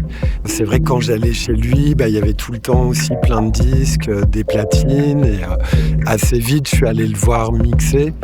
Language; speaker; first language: French; native; French